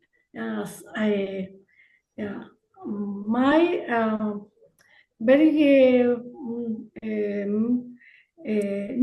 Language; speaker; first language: English; non-native, learner; Spanish